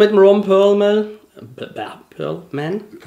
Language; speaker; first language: German; native; German